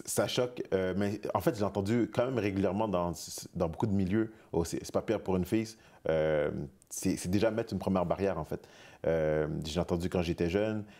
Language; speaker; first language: French; native; French